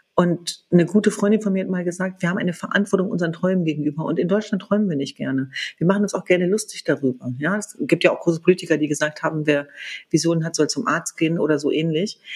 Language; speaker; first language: German; early bilingual, other home language; Kurdish